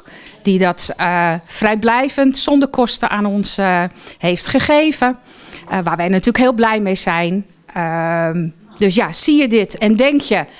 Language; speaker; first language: Dutch; native; Dutch